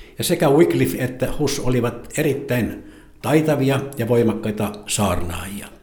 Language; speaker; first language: Finnish; native; Finnish